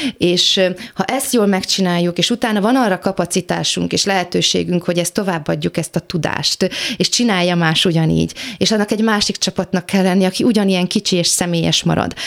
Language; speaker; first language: Hungarian; native; Hungarian